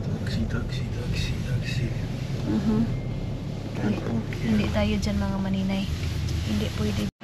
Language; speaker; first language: Filipino; non-native, local second language; Cebuano